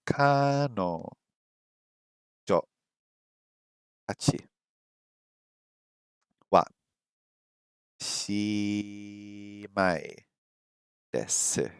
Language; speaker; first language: Japanese; non-native, learner; English